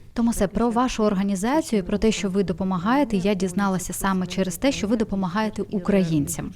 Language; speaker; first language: Ukrainian; native; Ukrainian